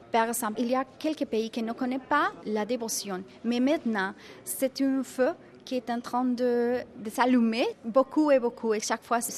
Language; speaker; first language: French; non-native, fluent; Spanish